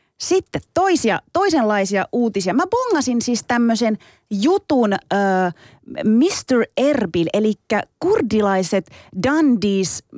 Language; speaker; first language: Finnish; early bilingual, other home language; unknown